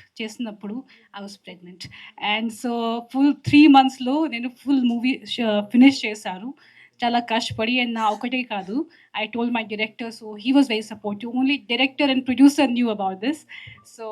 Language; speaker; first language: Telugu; non-native, local second language; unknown